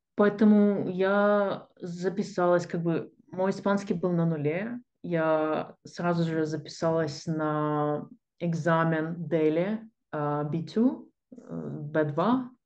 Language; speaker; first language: Russian; native; Russian